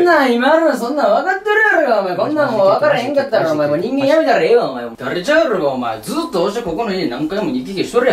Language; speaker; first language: Japanese; native; Japanese